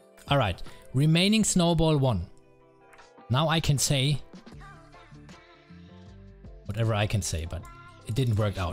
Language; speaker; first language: English; non-native, fluent; German